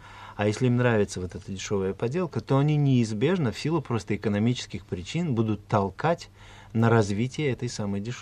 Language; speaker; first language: Russian; native; Russian